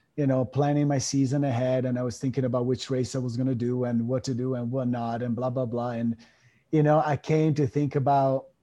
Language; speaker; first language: English; non-native, fluent; Italian